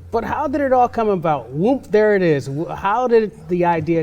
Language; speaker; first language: English; native; English